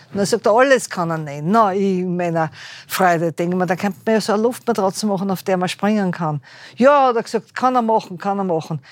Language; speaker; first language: German; native; German